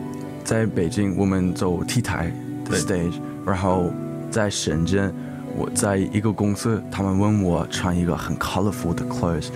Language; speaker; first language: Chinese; early bilingual, heritage; English